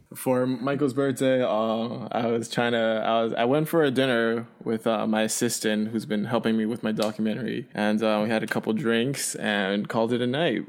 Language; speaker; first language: English; early bilingual, other home language; Chinese